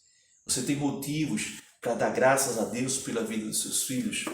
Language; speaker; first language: Portuguese; native; Portuguese